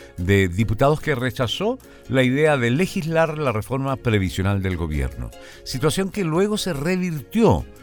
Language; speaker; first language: Spanish; native; Spanish